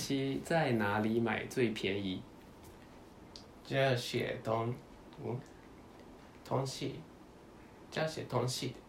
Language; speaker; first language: Chinese; non-native, learner; Korean